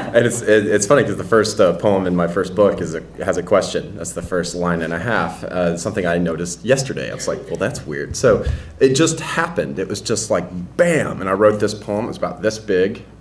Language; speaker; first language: English; native; English